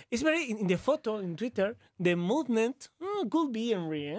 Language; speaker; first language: English; non-native, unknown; Spanish